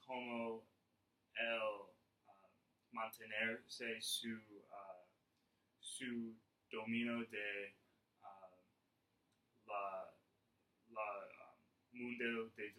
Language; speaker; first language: Spanish; non-native, learner; English